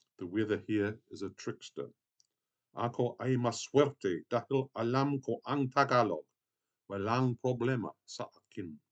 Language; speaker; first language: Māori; non-native, local second language; English